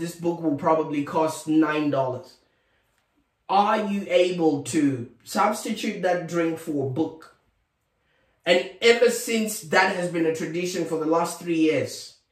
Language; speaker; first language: English; non-native, local second language; Shona